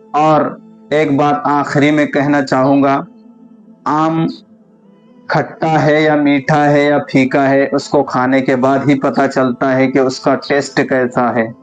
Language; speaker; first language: Urdu; native; Urdu